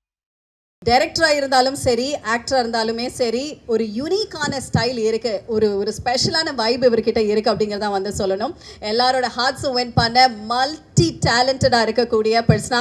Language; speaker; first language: Tamil; native; Tamil